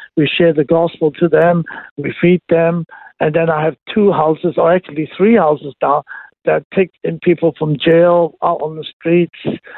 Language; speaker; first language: English; non-native, local second language; Cantonese